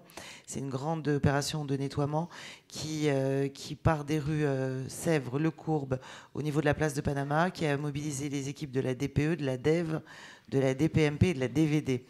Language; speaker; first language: French; native; French